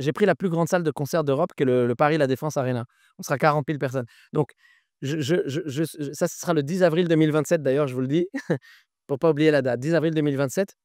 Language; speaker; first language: French; early bilingual, other home language; Arabic